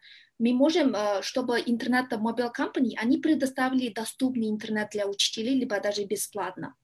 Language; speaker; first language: Russian; non-native, learner; Kyrgyz